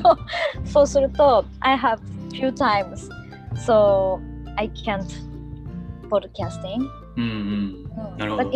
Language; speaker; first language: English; non-native, learner; Japanese